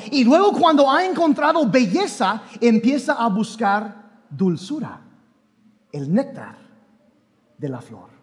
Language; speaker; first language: Spanish; non-native, fluent; English